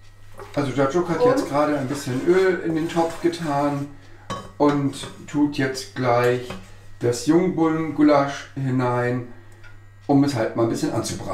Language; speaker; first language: German; native; German